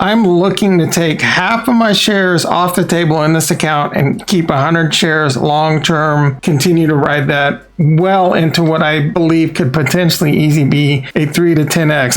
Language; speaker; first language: English; native; English